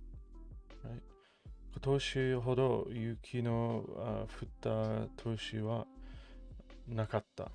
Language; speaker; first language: Japanese; non-native, learner; English